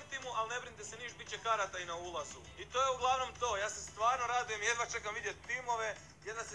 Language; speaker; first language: Bosnian; native; Bosnian